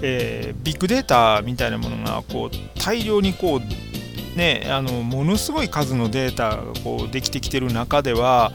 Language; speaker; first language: Japanese; native; Japanese